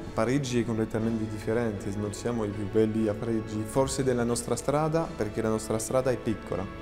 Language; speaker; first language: Italian; non-native, fluent; French